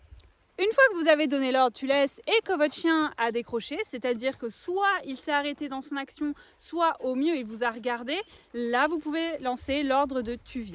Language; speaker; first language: French; native; French